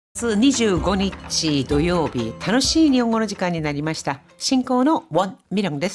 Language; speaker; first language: Japanese; non-native, fluent; Korean